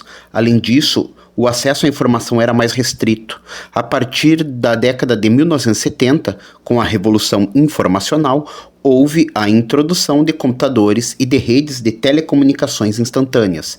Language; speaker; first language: Portuguese; native; Portuguese